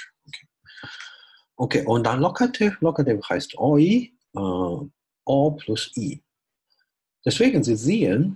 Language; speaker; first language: German; non-native, fluent; Chinese